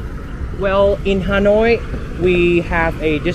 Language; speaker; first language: English; non-native, fluent; Vietnamese